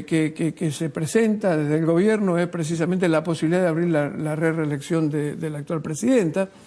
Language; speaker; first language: Spanish; native; Spanish